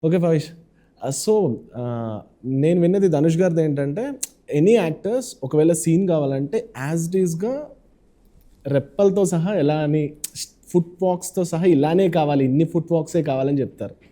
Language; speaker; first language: Telugu; native; Telugu